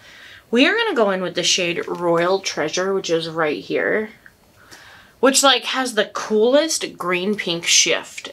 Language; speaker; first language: English; native; English